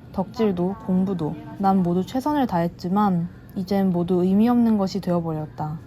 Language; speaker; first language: Korean; native; Korean